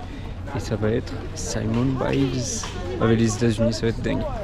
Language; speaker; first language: French; native; French